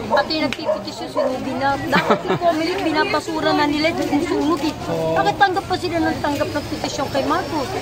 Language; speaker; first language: Filipino; native; Filipino